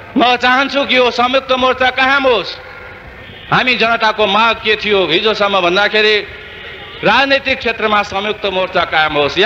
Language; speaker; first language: Nepali; non-native, local second language; Newari